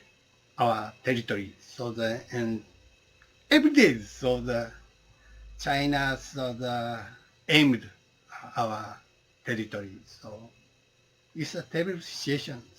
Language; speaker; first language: English; non-native, learner; Japanese